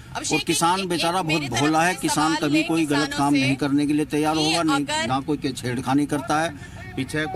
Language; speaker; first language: Hindi; native; Hindi